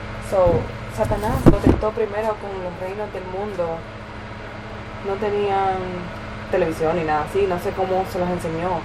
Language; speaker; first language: Spanish; early bilingual, heritage; Spanish